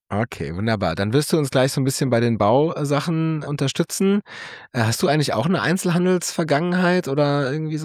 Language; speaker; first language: German; native; German